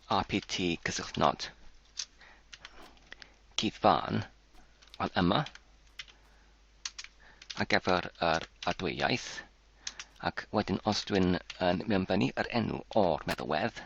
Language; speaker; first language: Welsh; non-native, learner; English